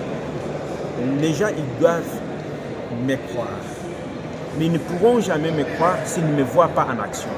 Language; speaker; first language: French; non-native, local second language; Swahili